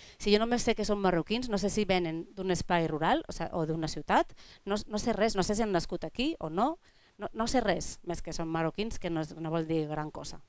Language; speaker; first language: Catalan; non-native, local second language; Spanish